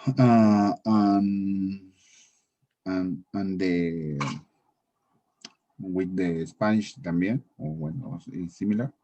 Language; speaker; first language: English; non-native, learner; Spanish